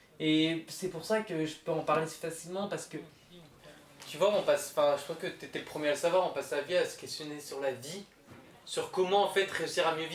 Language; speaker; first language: French; native; French